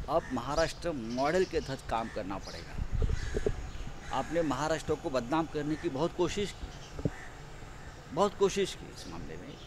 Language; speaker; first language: Hindi; non-native, local second language; Marathi